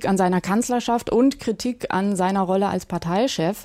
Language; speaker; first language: German; native; German